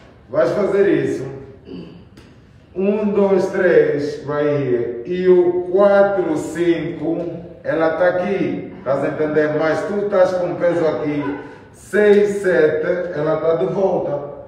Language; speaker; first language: Portuguese; native; Portuguese